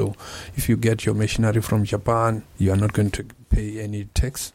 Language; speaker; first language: English; non-native, local second language; Tswana